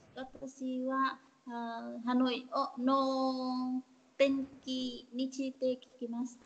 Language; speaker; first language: Japanese; non-native, learner; Vietnamese